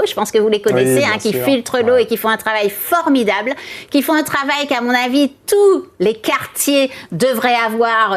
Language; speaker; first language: French; native; French